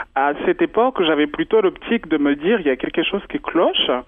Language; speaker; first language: French; non-native, local second language; Kinyarwanda